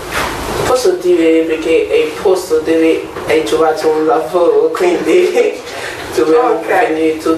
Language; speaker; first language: Italian; non-native, learner; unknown